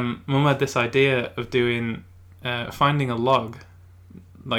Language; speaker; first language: English; native; English